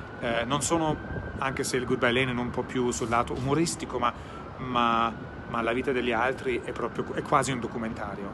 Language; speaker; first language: Italian; non-native, fluent; German